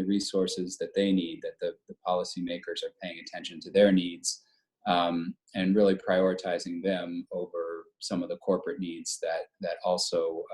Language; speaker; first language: English; native; English